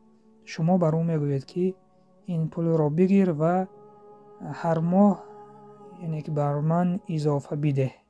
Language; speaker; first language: Persian; native; Persian